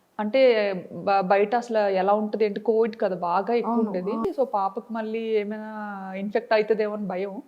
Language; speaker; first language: Telugu; native; Telugu